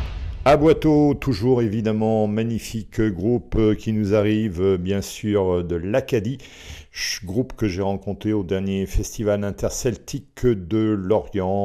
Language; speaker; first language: French; native; French